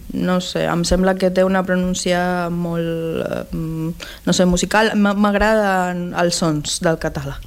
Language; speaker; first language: Catalan; non-native, learner; Chinese